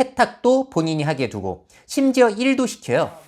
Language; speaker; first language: Korean; native; Korean